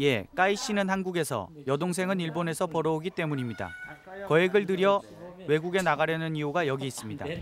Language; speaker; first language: Korean; native; Korean